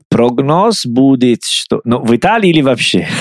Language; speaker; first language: Russian; non-native, learner; Italian